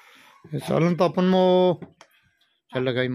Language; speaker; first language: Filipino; non-native, learner; Punjabi